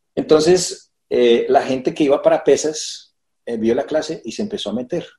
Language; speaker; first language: Spanish; native; Spanish